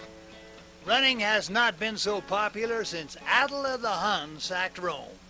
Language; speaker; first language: English; native; English